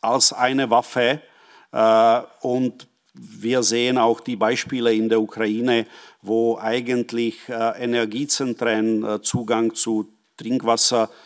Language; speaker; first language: German; non-native, fluent; Czech